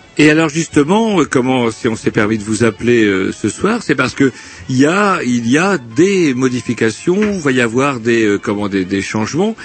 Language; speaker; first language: French; native; French